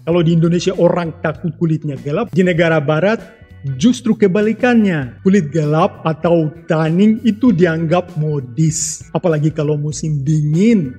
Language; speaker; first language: Indonesian; non-native, fluent; Russian